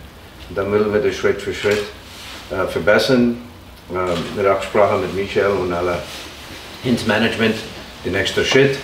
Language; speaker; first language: German; non-native, fluent; English